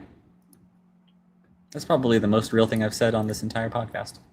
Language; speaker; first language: English; native; English